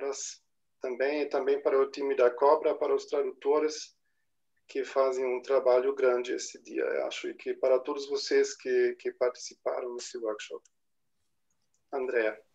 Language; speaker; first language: Portuguese; non-native, fluent; German